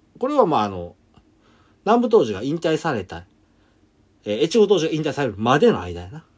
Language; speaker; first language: Japanese; native; Japanese